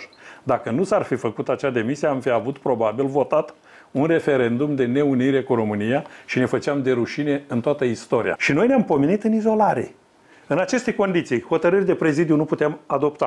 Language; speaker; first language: Romanian; native; Romanian